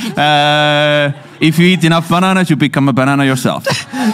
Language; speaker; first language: English; non-native, fluent; Estonian